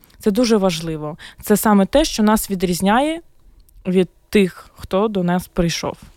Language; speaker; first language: Ukrainian; non-native, local second language; Russian